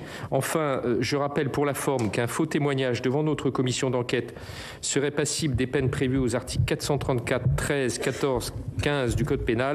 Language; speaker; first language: French; native; French